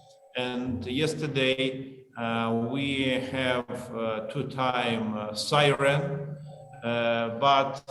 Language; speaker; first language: English; non-native, learner; Ukrainian